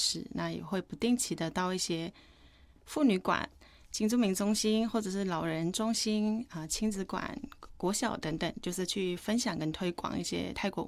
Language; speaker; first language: Chinese; non-native, fluent; Thai